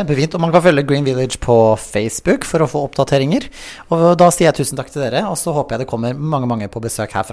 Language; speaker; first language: Norwegian; native; Norwegian